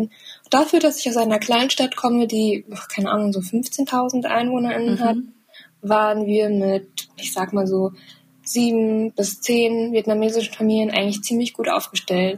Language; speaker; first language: German; native; German